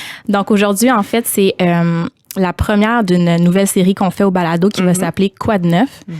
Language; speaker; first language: French; native; French